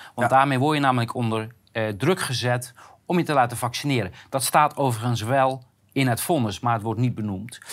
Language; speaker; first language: Dutch; native; Dutch